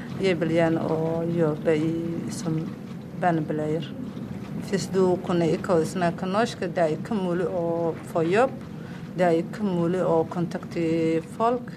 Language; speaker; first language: Norwegian; non-native, learner; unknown